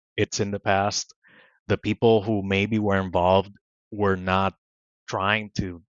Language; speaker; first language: English; non-native, fluent; Spanish